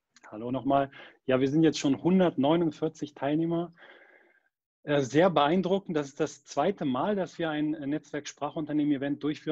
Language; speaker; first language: German; native; German